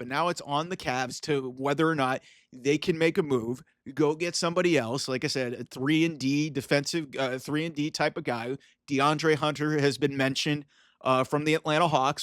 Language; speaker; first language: English; native; English